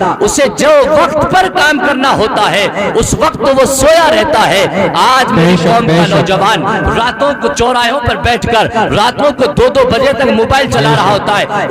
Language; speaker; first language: Urdu; native; Urdu